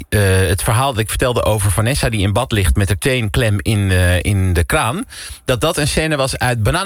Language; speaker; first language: Dutch; native; Dutch